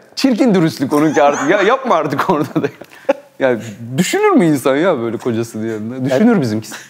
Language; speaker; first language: Turkish; native; Turkish